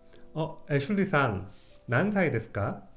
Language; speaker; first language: Japanese; non-native, fluent; Korean